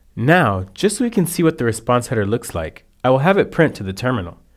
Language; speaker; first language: English; native; English